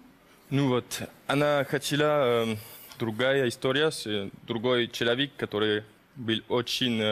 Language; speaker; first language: Russian; early bilingual, heritage; French